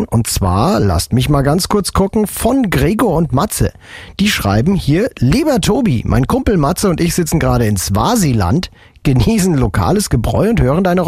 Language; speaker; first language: German; native; German